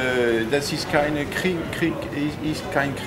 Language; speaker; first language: German; non-native, learner; French